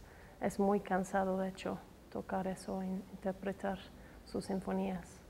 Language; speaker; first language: Spanish; non-native, fluent; English